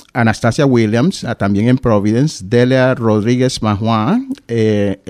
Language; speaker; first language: Spanish; native; Spanish